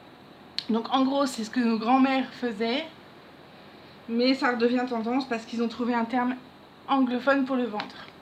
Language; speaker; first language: French; native; French